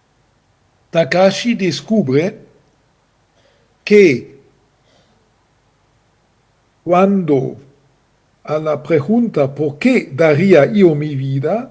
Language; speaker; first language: Spanish; non-native, fluent; German